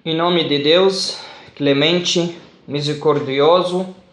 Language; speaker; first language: Portuguese; non-native, fluent; Arabic